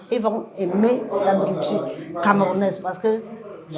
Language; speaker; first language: French; non-native, learner; English